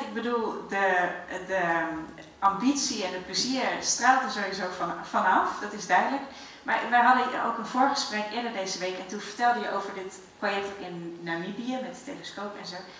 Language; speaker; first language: Dutch; native; Dutch